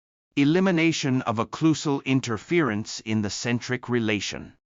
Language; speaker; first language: English; non-native, fluent; Japanese